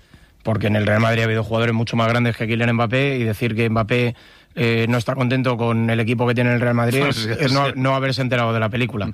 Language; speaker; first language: Spanish; native; Spanish